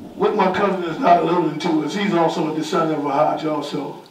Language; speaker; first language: English; native; English